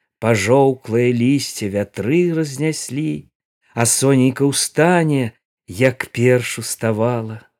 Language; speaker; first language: Belarusian; native; Belarusian